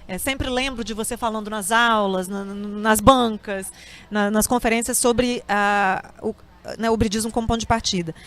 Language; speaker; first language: Portuguese; native; Portuguese